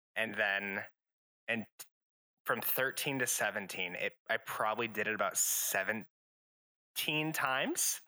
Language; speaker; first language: English; native; English